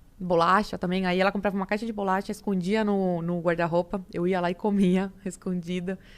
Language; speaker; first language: Portuguese; early bilingual, other home language; Spanish